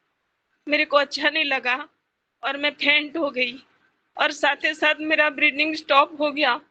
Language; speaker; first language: Hindi; non-native, local second language; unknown